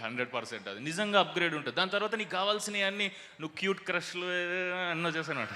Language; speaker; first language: Telugu; native; Telugu